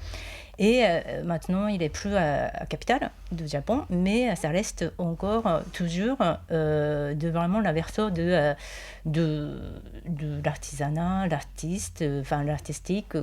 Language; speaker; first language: French; non-native, fluent; Japanese